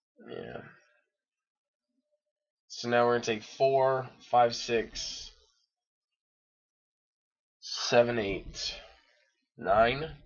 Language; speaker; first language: English; native; English